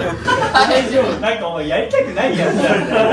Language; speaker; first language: Japanese; native; Japanese